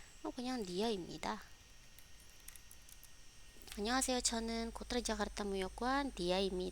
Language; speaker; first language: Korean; non-native, fluent; Indonesian